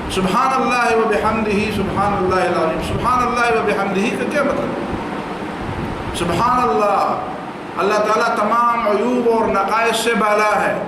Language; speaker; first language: Urdu; non-native, local second language; Pashto